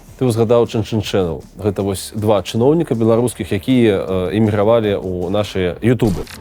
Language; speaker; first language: Belarusian; non-native, local second language; Russian